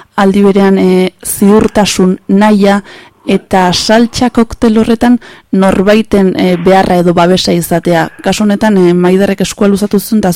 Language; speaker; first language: Basque; native; Basque